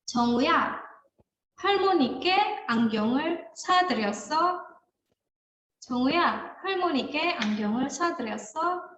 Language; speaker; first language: Korean; non-native, fluent; Indonesian